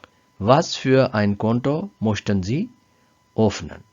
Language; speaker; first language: German; non-native, fluent; Urdu